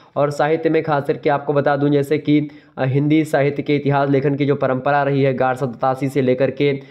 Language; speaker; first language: Hindi; native; Hindi